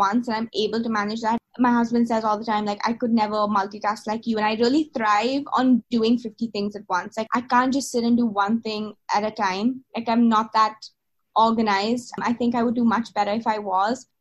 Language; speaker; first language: English; native; English